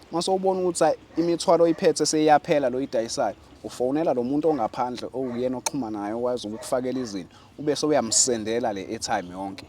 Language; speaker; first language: Zulu; native; Zulu